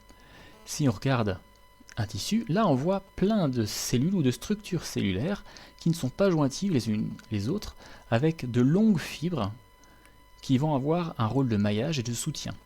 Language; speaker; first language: French; native; French